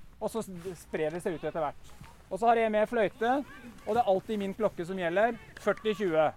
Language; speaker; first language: Norwegian; native; Norwegian